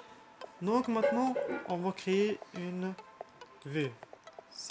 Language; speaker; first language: French; non-native, learner; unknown